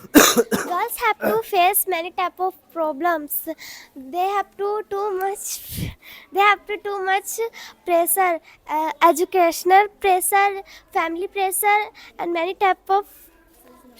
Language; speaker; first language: English; non-native, learner; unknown